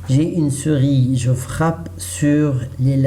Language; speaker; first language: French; non-native, learner; Arabic